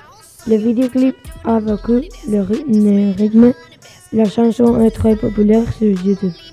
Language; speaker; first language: French; non-native, learner; Spanish